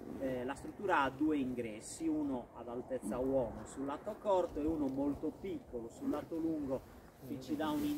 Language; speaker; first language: Italian; native; Italian